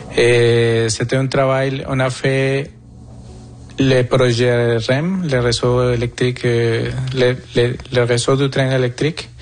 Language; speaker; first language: French; non-native, fluent; Spanish